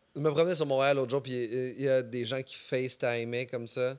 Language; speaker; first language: French; native; French